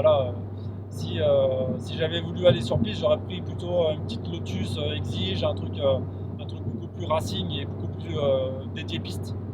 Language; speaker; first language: French; native; French